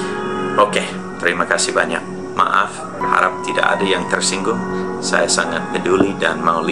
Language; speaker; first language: Indonesian; non-native, fluent; English